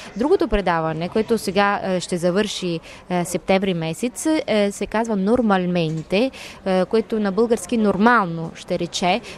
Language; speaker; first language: Bulgarian; native; Bulgarian